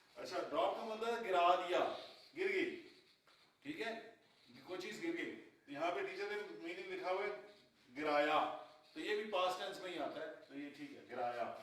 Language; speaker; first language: Urdu; non-native, local second language; Punjabi